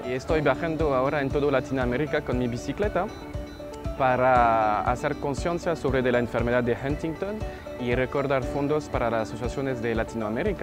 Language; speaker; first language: Spanish; non-native, fluent; French